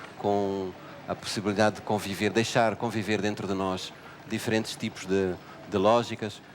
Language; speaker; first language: Portuguese; native; Portuguese